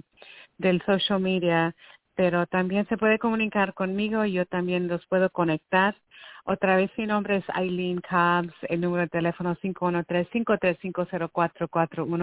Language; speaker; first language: Spanish; early bilingual, heritage; Spanish